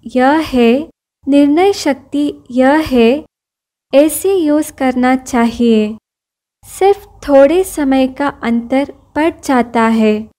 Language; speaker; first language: Hindi; non-native, local second language; Kannada